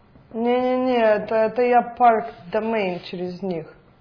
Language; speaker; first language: Russian; native; Russian